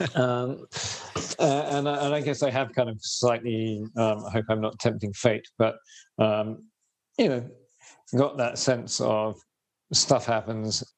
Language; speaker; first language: English; native; English